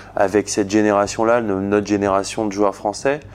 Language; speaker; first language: French; native; French